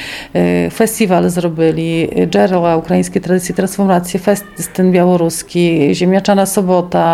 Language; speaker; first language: Polish; non-native, local second language; Ukrainian